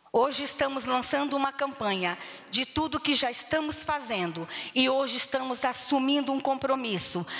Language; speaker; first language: Portuguese; native; Portuguese